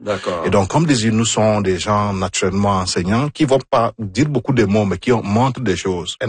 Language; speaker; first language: French; non-native, fluent; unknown